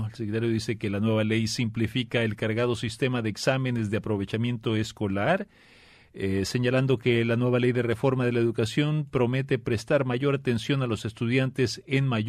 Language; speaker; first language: Spanish; native; Spanish